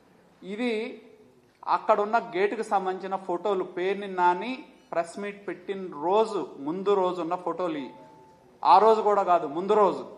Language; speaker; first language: Telugu; native; Telugu